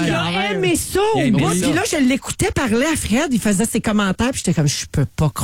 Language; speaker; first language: French; native; French